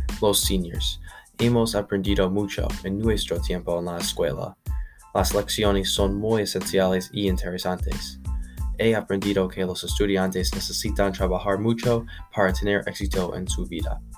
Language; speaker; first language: Spanish; non-native, learner; English